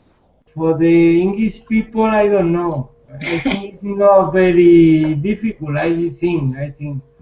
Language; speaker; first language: English; non-native, learner; Spanish